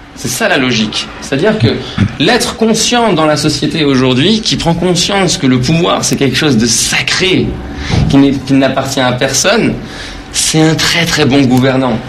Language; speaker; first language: French; non-native, fluent; Persian